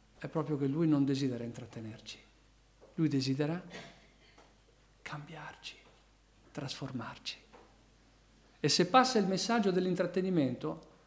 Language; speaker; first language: Italian; native; Italian